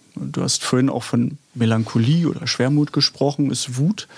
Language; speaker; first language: German; native; German